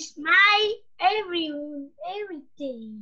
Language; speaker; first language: English; non-native, learner; Vietnamese